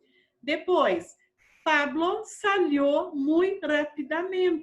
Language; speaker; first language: Spanish; non-native, fluent; Portuguese